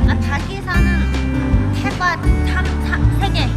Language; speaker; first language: Korean; non-native, learner; Thai